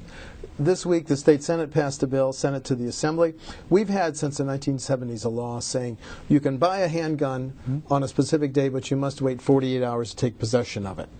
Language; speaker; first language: English; native; English